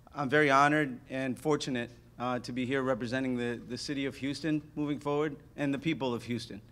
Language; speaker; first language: English; early bilingual, other home language; Spanish